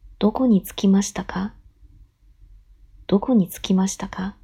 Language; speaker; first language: Japanese; non-native, fluent; Chinese